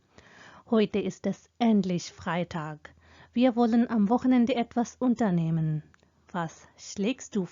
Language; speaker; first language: German; non-native, fluent; Hindi